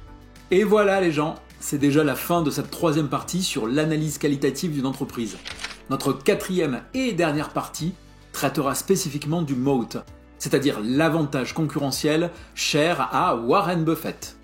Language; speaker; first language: French; native; French